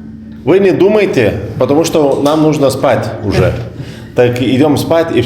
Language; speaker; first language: Russian; non-native, learner; Lithuanian